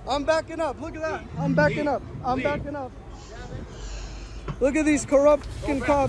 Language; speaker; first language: English; early bilingual, other home language; Spanish